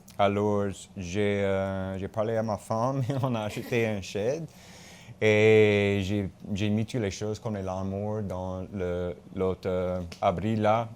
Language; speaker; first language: French; non-native, local second language; English